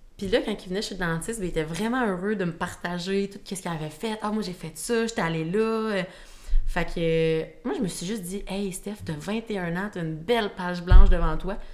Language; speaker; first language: French; native; French